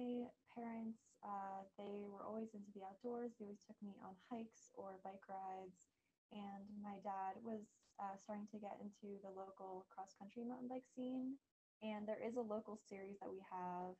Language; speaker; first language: English; native; English